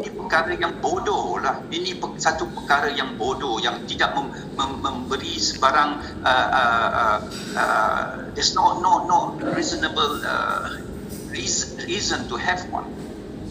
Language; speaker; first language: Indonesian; non-native, local second language; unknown